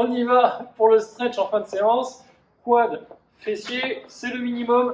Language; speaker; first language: French; native; French